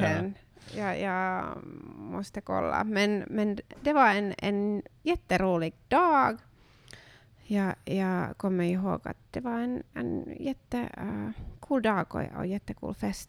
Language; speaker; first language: Swedish; non-native, local second language; Finnish